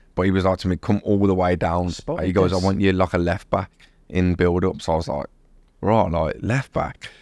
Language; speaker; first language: English; native; English